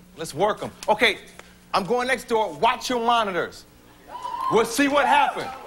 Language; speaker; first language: English; native; English